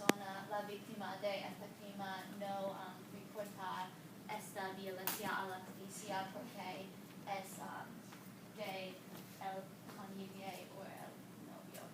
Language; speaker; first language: Spanish; non-native, learner; English